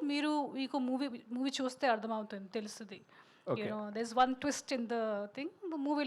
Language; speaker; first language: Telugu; non-native, fluent; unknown